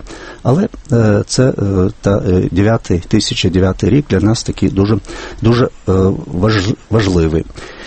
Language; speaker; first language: Ukrainian; non-native, fluent; Lithuanian